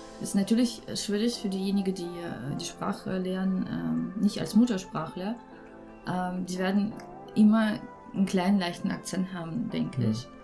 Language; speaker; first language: German; non-native, fluent; Russian